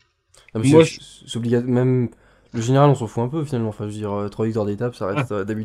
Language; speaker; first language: French; native; French